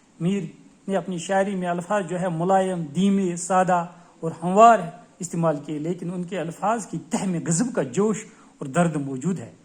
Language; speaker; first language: Urdu; non-native, local second language; Kashmiri